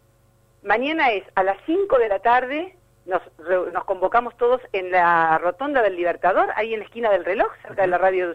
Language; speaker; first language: Spanish; native; Spanish